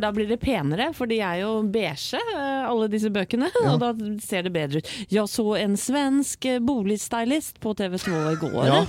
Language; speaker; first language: Norwegian; native; Norwegian